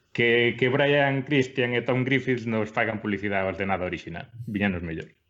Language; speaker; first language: Galician; non-native, local second language; Spanish